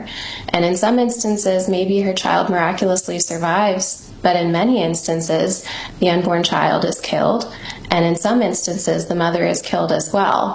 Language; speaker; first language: English; native; English